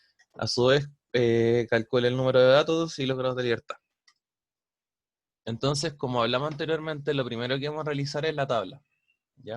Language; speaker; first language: Spanish; native; Spanish